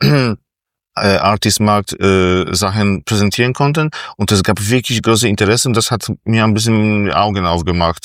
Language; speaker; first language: German; non-native, fluent; Polish